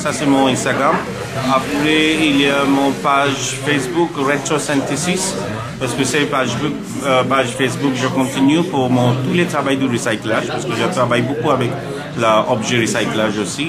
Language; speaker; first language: French; non-native, learner; Bangla